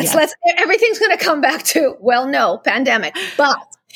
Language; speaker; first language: English; early bilingual, other home language; Russian